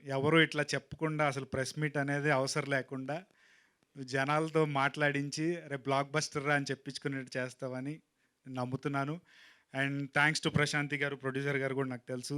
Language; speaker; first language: Telugu; native; Telugu